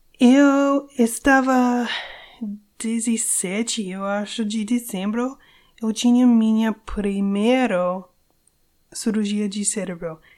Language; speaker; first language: Portuguese; non-native, learner; English